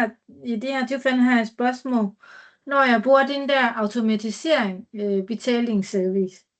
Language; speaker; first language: Danish; non-native, learner; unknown